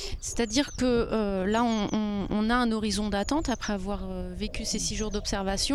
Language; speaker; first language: French; native; French